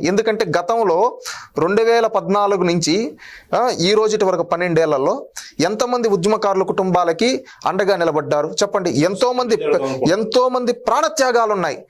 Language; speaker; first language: Telugu; native; Telugu